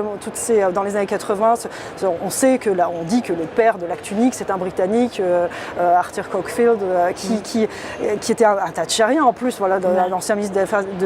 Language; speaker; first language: French; native; French